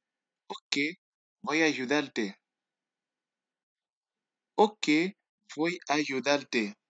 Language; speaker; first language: Spanish; non-native, learner; Haitian Creole